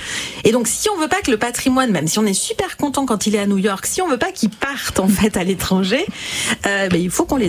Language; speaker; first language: French; native; French